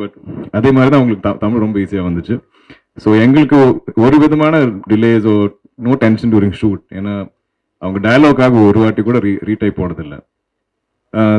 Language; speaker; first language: Tamil; non-native, local second language; Malayalam